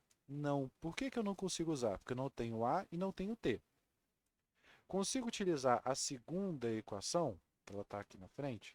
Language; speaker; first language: Portuguese; native; Portuguese